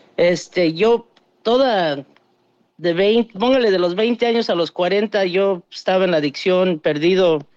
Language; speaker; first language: Spanish; early bilingual, heritage; Spanish